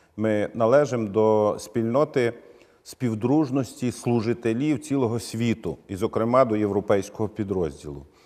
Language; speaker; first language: Ukrainian; native; Ukrainian